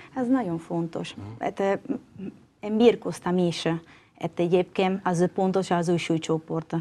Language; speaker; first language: Hungarian; non-native, learner; Italian